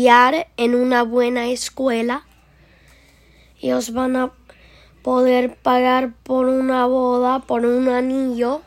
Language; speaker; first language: Spanish; early bilingual, heritage; Spanish